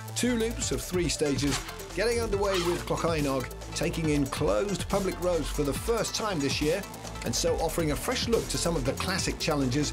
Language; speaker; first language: English; native; English